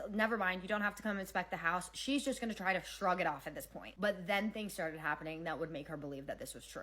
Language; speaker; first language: English; native; English